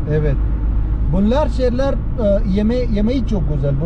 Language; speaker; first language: Turkish; non-native, learner; Urdu